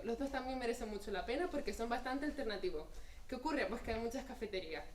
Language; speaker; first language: Spanish; native; Spanish